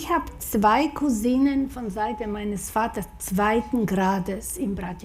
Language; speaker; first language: German; non-native, fluent; Slovak